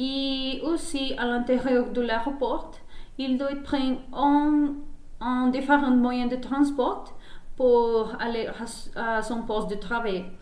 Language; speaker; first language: French; non-native, learner; Spanish